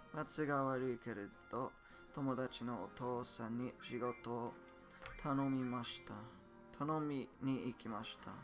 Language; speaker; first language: Japanese; non-native, learner; English